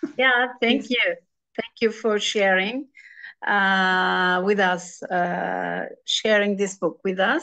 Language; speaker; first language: English; non-native, fluent; Turkish